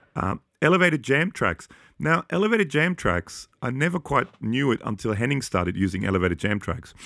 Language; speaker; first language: English; non-native, fluent; German